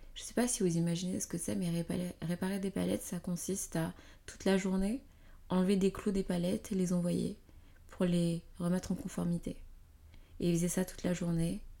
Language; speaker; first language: French; native; French